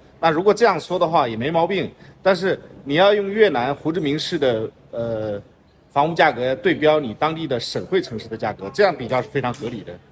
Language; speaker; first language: Chinese; native; Chinese